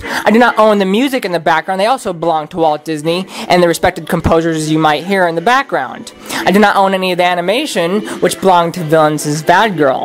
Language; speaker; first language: English; native; English